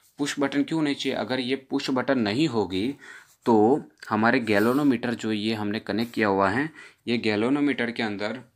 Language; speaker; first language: Hindi; non-native, local second language; Gujarati